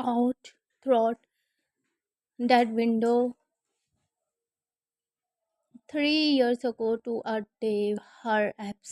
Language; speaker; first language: English; non-native, learner; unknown